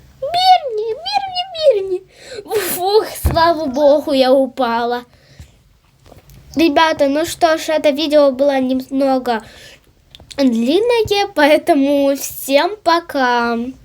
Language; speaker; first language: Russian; non-native, local second language; Ukrainian